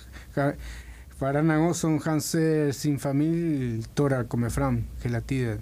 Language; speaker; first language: Swedish; non-native, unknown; Spanish